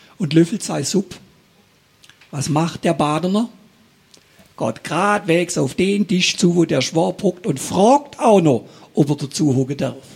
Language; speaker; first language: German; native; German